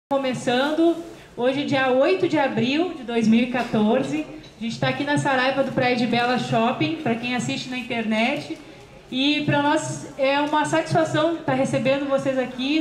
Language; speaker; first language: Portuguese; native; Portuguese